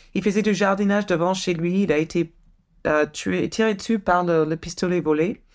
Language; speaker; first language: French; non-native, fluent; English